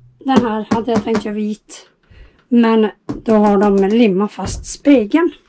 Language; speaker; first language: Swedish; native; Swedish